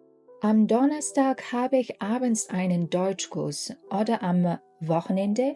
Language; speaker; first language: German; non-native, fluent; Mongolian